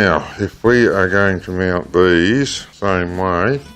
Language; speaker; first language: English; native; English